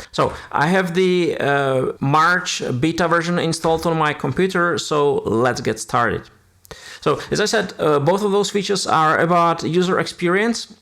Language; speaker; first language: English; non-native, fluent; Czech